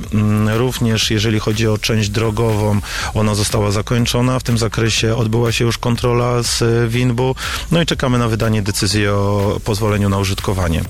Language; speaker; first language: Polish; native; Polish